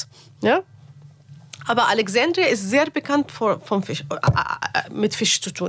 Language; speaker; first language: German; non-native, learner; Arabic